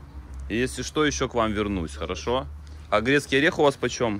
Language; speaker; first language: Russian; native; Russian